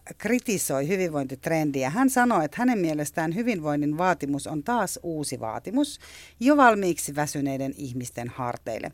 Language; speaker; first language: Finnish; native; Finnish